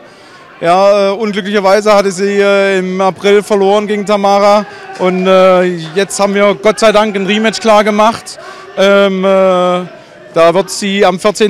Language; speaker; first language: German; native; German